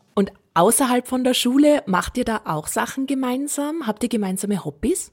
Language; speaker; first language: German; native; German